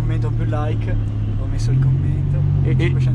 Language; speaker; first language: Italian; native; Italian